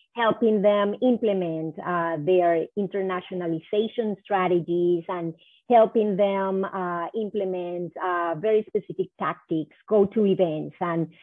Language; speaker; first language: English; non-native, fluent; Spanish